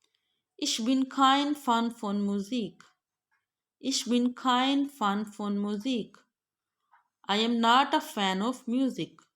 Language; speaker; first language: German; non-native, fluent; Urdu